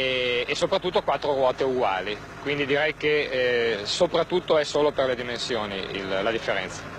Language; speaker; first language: Italian; native; Italian